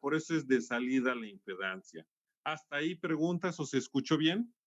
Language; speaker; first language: Spanish; native; Spanish